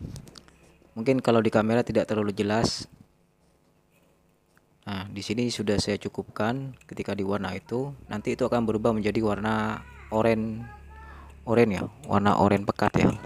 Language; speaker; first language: Indonesian; non-native, local second language; Madurese